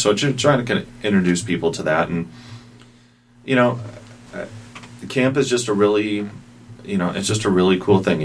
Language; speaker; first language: English; native; English